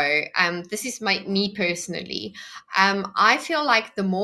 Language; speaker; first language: English; native; English